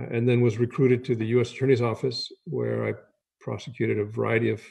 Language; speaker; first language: English; native; English